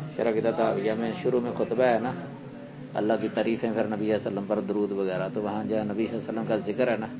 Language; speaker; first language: Urdu; non-native, local second language; Punjabi